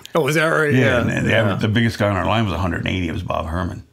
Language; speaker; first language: English; native; English